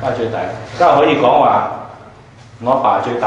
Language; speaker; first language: Cantonese; native; Cantonese